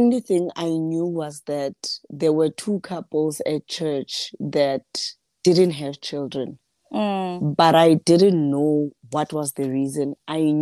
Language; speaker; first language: English; non-native, local second language; Southern Sotho